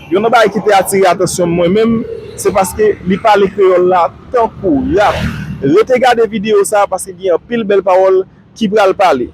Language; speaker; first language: Haitian Creole; native; Haitian Creole